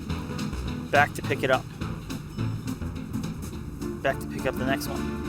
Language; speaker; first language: English; native; English